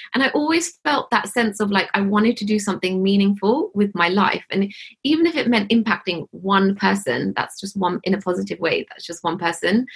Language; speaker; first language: English; native; English